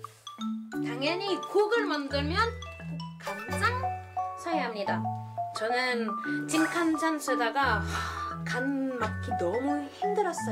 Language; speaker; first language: Korean; non-native, fluent; French